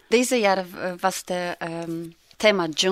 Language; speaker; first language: Dutch; non-native, learner; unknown